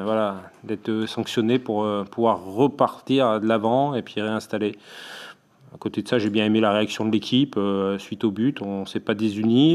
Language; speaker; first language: French; native; French